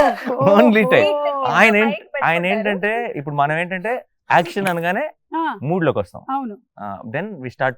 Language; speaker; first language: Telugu; native; Telugu